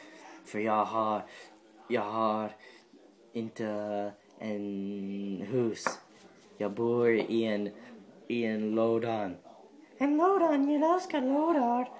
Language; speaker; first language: Swedish; non-native, learner; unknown